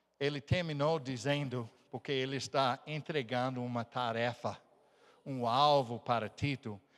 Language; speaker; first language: Portuguese; non-native, fluent; English